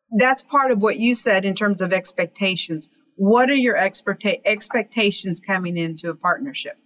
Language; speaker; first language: English; native; English